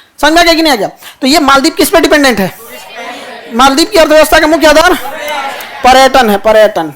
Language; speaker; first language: Hindi; native; Hindi